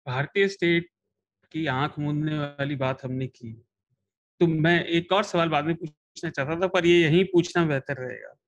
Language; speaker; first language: Hindi; native; Hindi